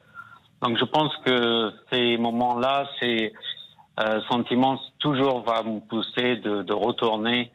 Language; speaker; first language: French; non-native, fluent; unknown